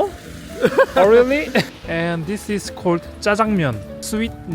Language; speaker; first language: English; non-native, learner; Korean